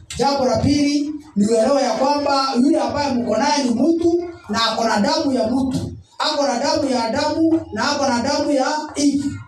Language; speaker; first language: Swahili; non-native, local second language; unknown